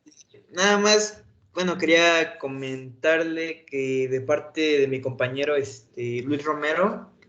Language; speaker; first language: Spanish; native; Spanish